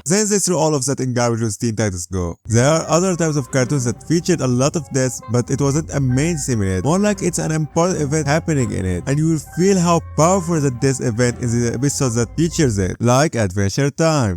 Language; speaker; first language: English; non-native, fluent; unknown